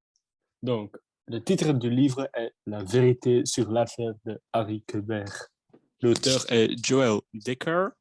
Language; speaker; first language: French; non-native, learner; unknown